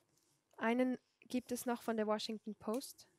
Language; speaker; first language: German; non-native, fluent; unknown